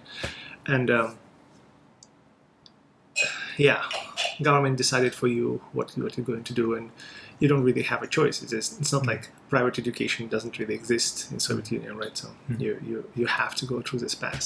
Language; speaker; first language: English; non-native, fluent; Russian